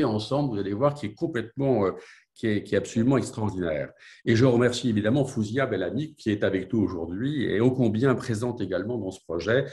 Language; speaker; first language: French; native; French